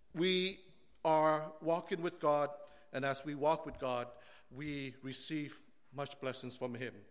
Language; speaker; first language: English; early bilingual, other home language; Vietnamese